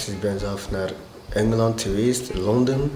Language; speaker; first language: Dutch; non-native, fluent; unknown